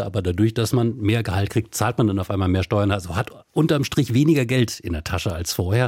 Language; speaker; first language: German; native; German